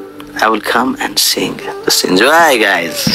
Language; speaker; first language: English; non-native, learner; Nepali